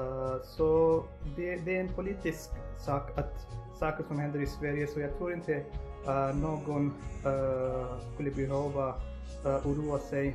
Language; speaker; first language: Swedish; non-native, fluent; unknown